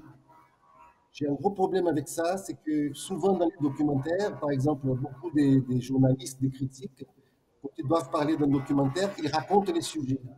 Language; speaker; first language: French; non-native, fluent; Portuguese